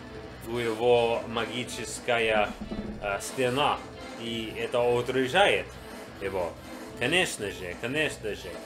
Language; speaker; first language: Russian; non-native, learner; English